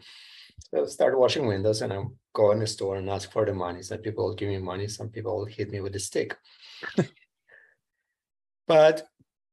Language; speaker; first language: English; non-native, fluent; Ukrainian